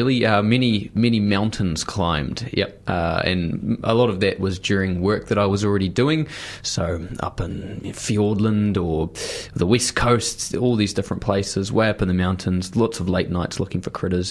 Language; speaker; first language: English; native; English